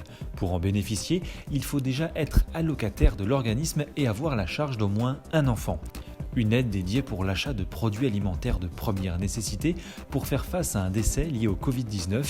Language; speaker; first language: French; native; French